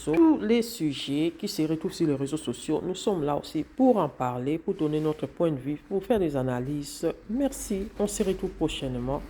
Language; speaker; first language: French; non-native, local second language; Lingala